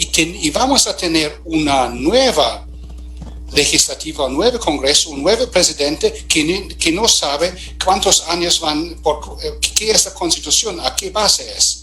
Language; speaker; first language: Spanish; non-native, fluent; German